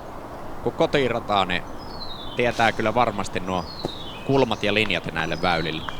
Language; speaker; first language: Finnish; native; Finnish